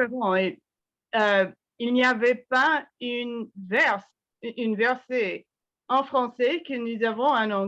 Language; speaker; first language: French; non-native, fluent; English